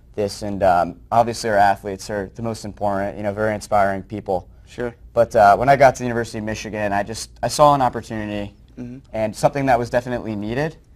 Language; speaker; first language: English; native; English